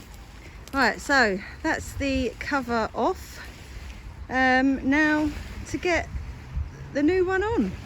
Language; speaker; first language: English; native; English